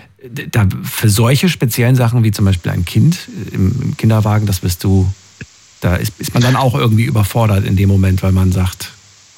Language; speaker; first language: German; native; German